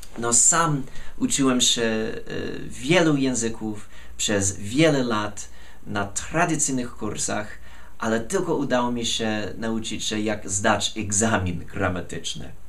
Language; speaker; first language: Polish; non-native, fluent; English